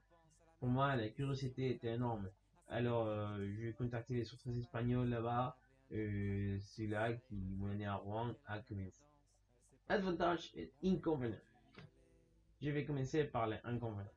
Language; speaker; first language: French; non-native, learner; Spanish